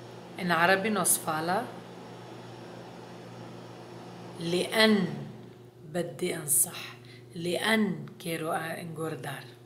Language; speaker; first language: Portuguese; non-native, fluent; Arabic